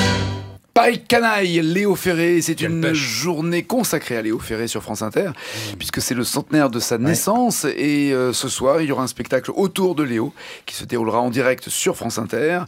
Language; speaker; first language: French; native; French